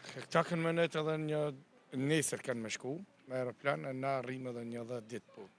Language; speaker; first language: Albanian; native; Albanian